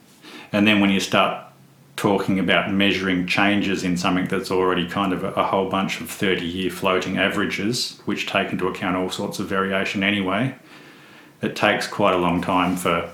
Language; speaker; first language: English; native; English